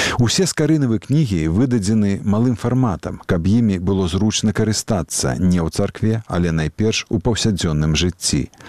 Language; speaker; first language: Belarusian; native; Belarusian